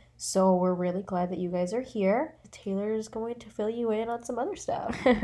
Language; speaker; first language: English; native; English